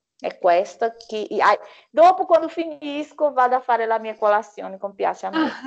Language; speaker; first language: Italian; non-native, fluent; Portuguese